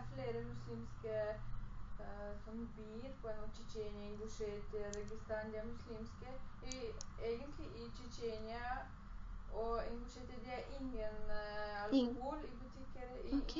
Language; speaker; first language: Norwegian; early bilingual, other home language; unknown